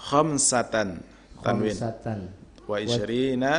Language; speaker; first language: Arabic; non-native, fluent; Indonesian